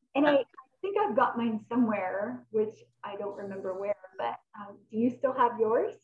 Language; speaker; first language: English; native; English